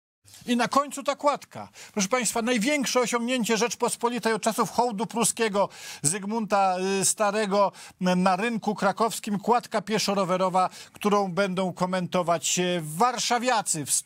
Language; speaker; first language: Polish; native; Polish